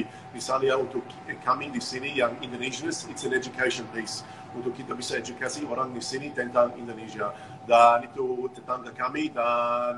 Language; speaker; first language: Indonesian; non-native, fluent; English